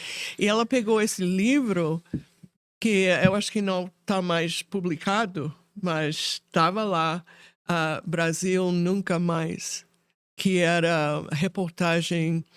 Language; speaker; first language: Portuguese; non-native, fluent; English